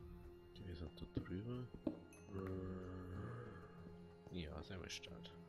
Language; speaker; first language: German; native; German